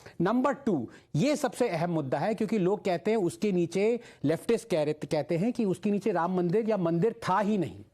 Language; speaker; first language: Hindi; non-native, local second language; Tamil